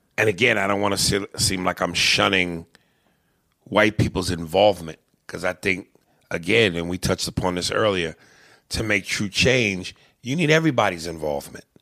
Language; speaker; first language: English; native; English